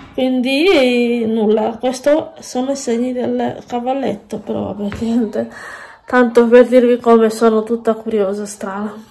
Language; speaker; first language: Italian; native; Italian